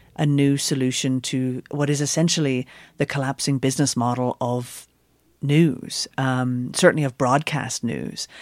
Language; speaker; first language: English; native; English